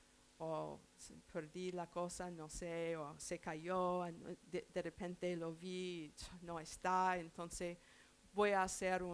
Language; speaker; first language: Spanish; non-native, learner; English